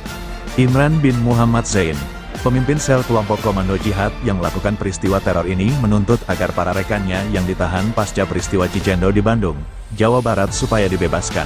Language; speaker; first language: Indonesian; native; Indonesian